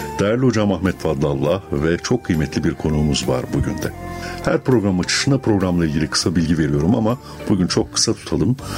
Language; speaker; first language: Turkish; native; Turkish